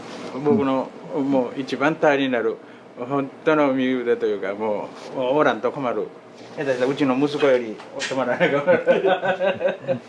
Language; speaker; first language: Japanese; native; Japanese